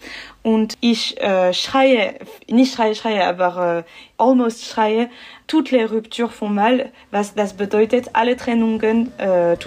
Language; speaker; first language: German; non-native, local second language; French